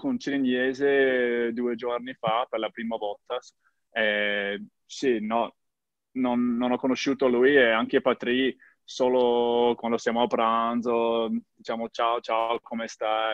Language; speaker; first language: Italian; non-native, learner; English